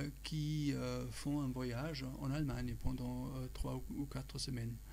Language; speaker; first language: French; non-native, fluent; German